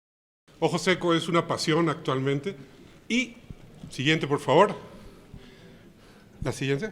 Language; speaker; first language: Spanish; native; Spanish